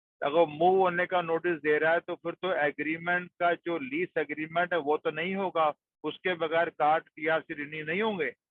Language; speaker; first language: Urdu; native; Urdu